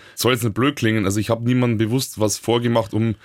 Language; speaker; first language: German; native; German